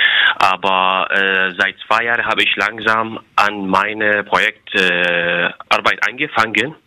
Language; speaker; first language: German; non-native, fluent; Arabic